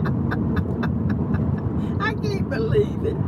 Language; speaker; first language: English; native; English